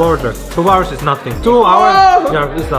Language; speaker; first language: English; non-native, fluent; Korean